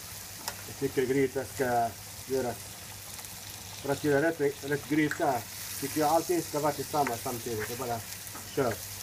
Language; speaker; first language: Swedish; non-native, fluent; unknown